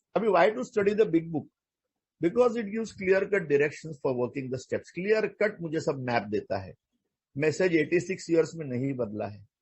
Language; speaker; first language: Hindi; non-native, local second language; Marathi